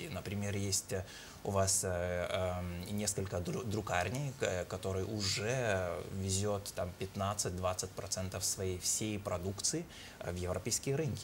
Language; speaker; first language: Russian; non-native, fluent; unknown